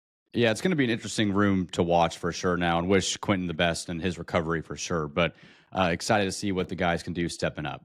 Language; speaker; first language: English; native; English